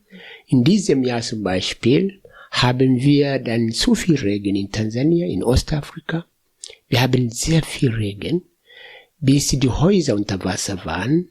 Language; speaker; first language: German; non-native, fluent; Swahili